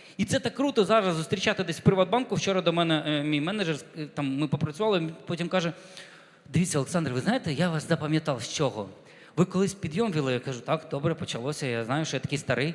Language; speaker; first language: Ukrainian; non-native, local second language; Russian